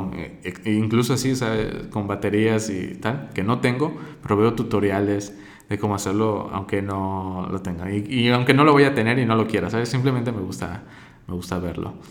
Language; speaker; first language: Spanish; native; Spanish